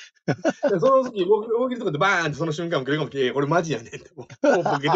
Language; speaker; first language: Japanese; native; Japanese